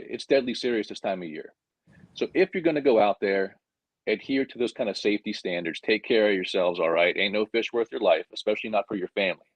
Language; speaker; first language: English; native; English